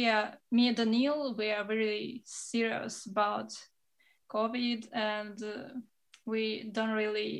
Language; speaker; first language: English; non-native, fluent; Russian